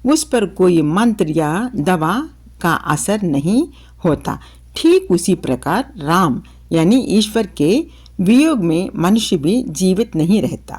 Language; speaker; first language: Hindi; non-native, local second language; Telugu